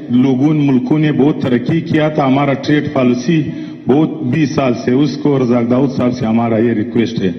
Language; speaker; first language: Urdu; non-native, local second language; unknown